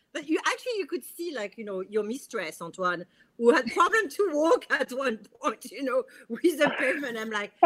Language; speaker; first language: English; non-native, fluent; French